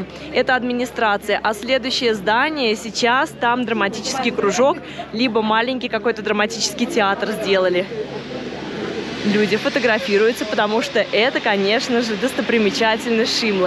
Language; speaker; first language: Russian; native; Russian